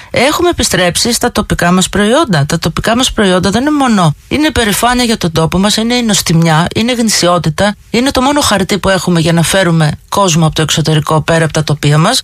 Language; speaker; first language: Greek; native; Greek